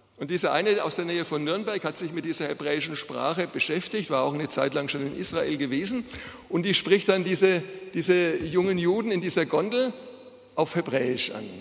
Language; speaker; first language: German; native; German